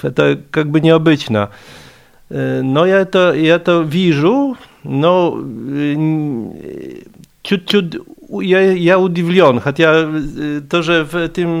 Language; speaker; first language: Russian; non-native, fluent; Polish